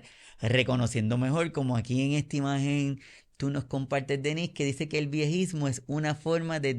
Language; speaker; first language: Spanish; native; Spanish